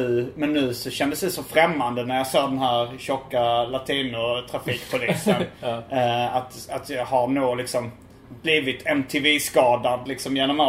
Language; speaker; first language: Swedish; native; Swedish